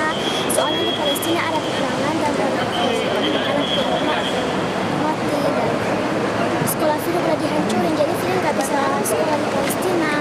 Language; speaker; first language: Indonesian; early bilingual, heritage; Indonesian